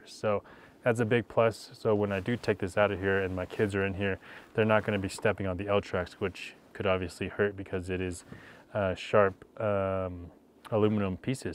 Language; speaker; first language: English; native; English